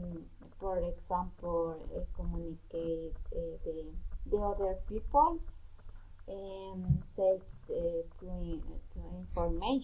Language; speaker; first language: English; non-native, learner; Spanish